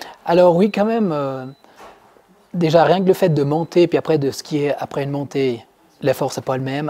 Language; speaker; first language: French; native; French